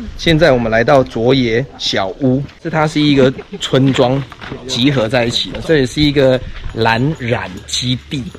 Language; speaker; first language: Chinese; native; Chinese